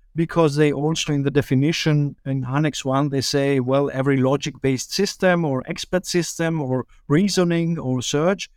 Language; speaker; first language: English; early bilingual, other home language; German